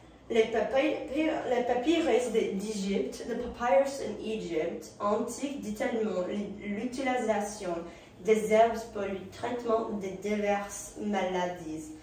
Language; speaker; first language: French; non-native, learner; English